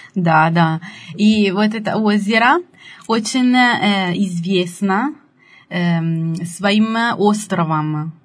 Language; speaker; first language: Russian; non-native, learner; Italian